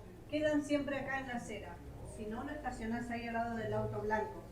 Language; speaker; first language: Spanish; native; Spanish